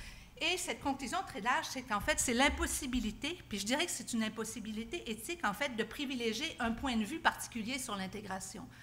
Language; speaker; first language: French; native; French